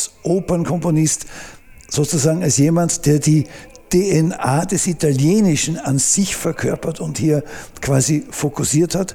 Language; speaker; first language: German; native; German